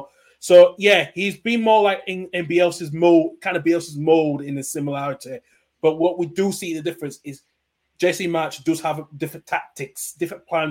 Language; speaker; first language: English; native; English